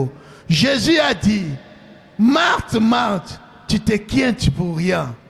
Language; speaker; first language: French; non-native, local second language; Lingala